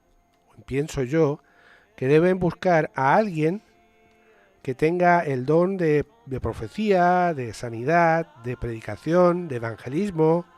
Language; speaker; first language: Spanish; native; Spanish